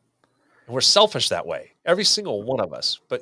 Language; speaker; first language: English; native; English